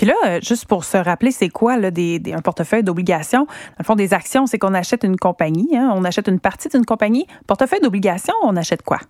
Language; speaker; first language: French; native; French